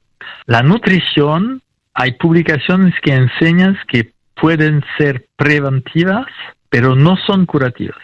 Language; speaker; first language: Spanish; non-native, fluent; French